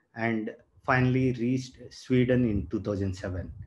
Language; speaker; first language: English; non-native, local second language; Telugu